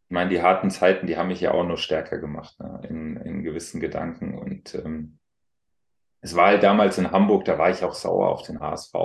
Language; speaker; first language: German; native; German